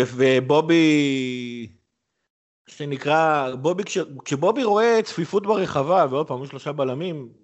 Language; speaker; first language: Hebrew; native; Hebrew